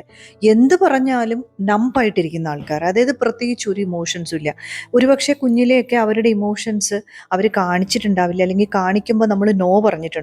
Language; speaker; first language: Malayalam; native; Malayalam